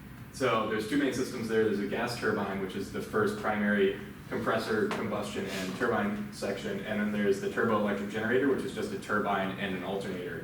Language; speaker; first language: English; native; English